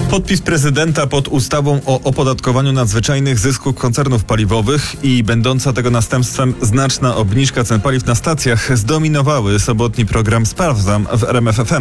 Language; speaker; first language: Polish; native; Polish